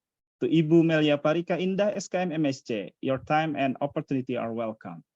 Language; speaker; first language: English; non-native, fluent; Indonesian